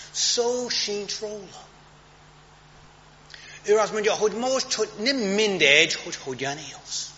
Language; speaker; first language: Hungarian; non-native, fluent; English